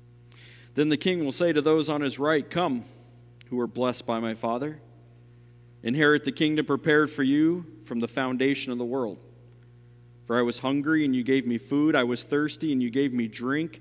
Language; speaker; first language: English; native; English